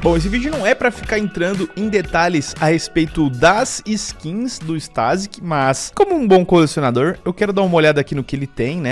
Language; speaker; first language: Portuguese; native; Portuguese